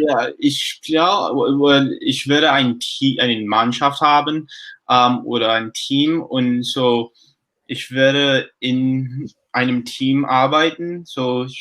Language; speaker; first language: German; non-native, learner; English